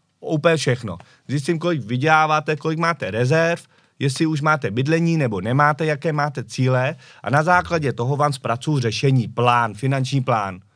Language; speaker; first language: Czech; early bilingual, other home language; Vietnamese